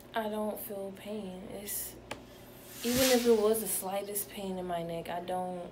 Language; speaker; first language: English; native; English